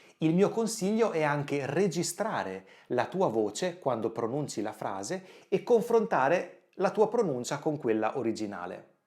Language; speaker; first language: Italian; native; Italian